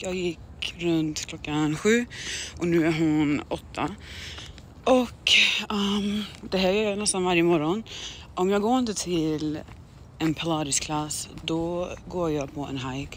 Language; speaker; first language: Swedish; early bilingual, heritage; Swedish